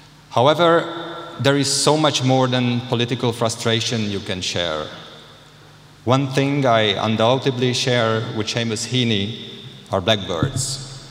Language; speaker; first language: English; non-native, fluent; Hungarian